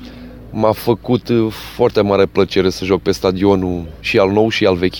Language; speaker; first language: Romanian; non-native, fluent; Portuguese